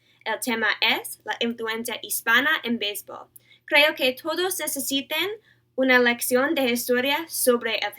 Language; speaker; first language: Spanish; non-native, learner; English